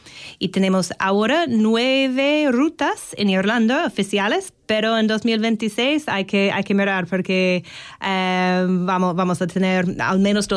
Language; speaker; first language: Spanish; non-native, fluent; English